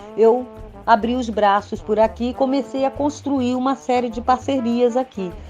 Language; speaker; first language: Portuguese; native; Portuguese